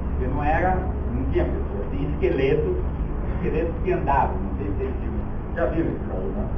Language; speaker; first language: Portuguese; early bilingual, other home language; Yiddish